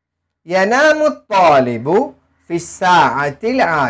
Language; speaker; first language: Arabic; non-native, fluent; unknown